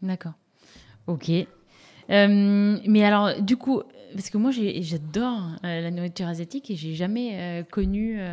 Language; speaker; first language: French; native; French